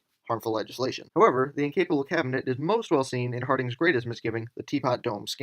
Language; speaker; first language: English; native; English